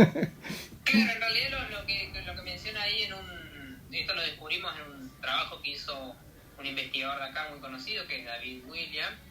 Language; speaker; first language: Spanish; native; Spanish